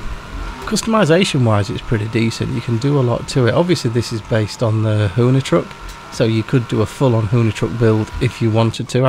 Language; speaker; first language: English; native; English